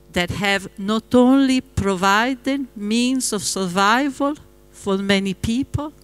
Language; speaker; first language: English; non-native, fluent; Italian